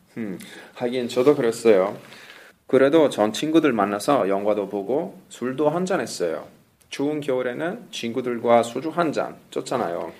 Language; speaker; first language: Korean; non-native, fluent; English